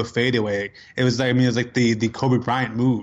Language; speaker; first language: English; native; English